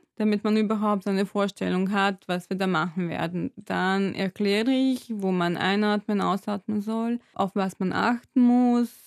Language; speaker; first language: German; non-native, fluent; Serbian